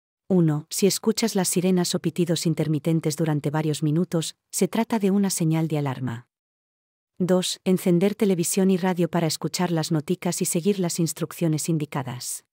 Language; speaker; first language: Spanish; native; Spanish